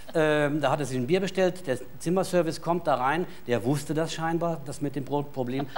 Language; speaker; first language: German; native; German